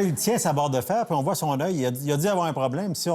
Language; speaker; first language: French; native; French